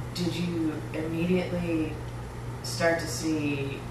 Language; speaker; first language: English; native; English